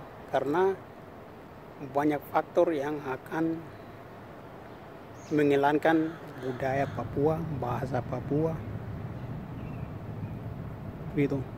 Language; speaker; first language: Indonesian; non-native, local second language; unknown